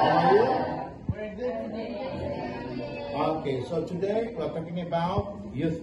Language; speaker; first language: English; non-native, fluent; Indonesian